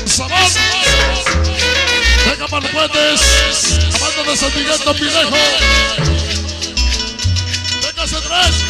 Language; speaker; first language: Spanish; native; Spanish